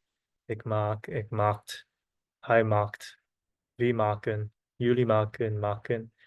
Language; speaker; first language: Dutch; non-native, learner; Korean